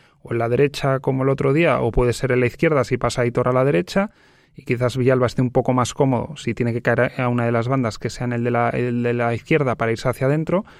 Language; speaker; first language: Spanish; native; Spanish